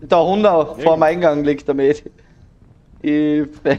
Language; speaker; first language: German; native; German